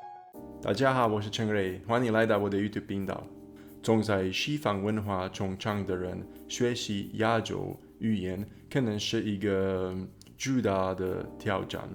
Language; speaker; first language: Chinese; non-native, fluent; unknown